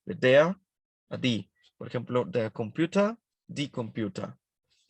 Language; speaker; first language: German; non-native, fluent; Spanish